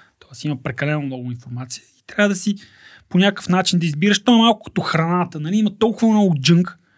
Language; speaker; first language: Bulgarian; native; Bulgarian